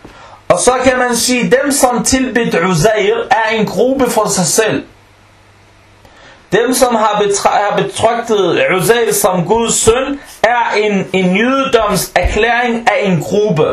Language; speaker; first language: Danish; non-native, fluent; Arabic